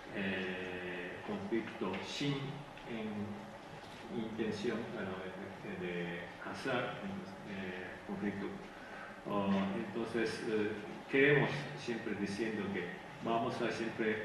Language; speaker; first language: Spanish; non-native, fluent; Japanese